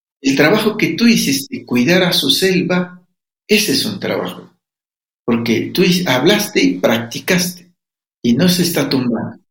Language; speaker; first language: Spanish; non-native, local second language; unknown